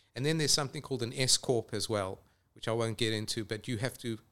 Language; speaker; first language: English; native; English